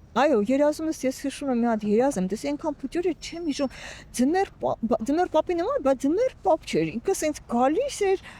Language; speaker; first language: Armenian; native; Armenian